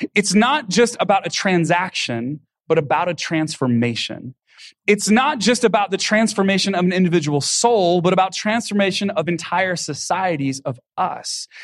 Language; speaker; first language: English; native; English